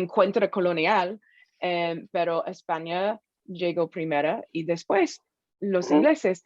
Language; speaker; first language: Spanish; non-native, fluent; English